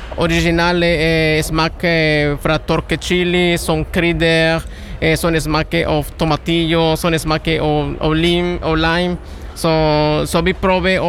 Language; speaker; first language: Norwegian; non-native, fluent; Spanish